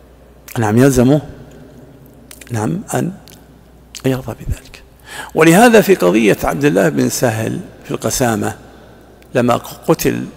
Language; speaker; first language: Arabic; native; Arabic